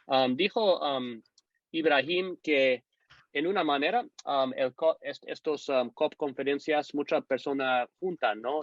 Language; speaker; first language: Spanish; non-native, fluent; English